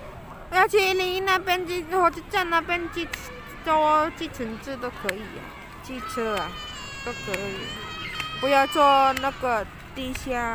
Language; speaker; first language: Chinese; non-native, learner; Javanese